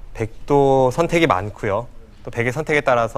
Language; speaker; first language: Korean; native; Korean